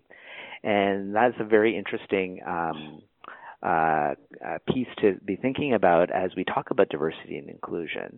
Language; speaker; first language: English; native; English